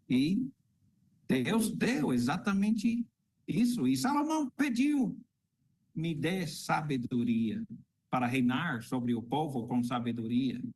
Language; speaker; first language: Portuguese; non-native, fluent; English